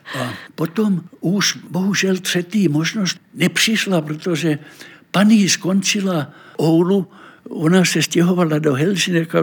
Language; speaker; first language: Czech; non-native, fluent; Finnish